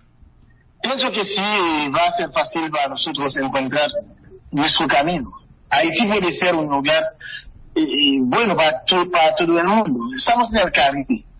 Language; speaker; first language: Spanish; non-native, fluent; Haitian Creole